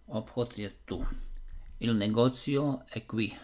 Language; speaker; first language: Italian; non-native, learner; Slovak